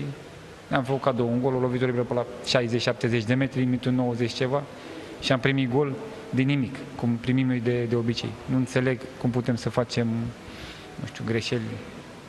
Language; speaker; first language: Romanian; native; Romanian